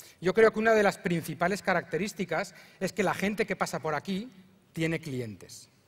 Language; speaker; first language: Spanish; native; Spanish